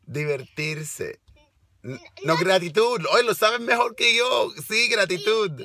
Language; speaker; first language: Spanish; early bilingual, other home language; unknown